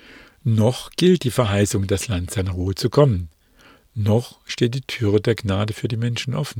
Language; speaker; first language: German; native; German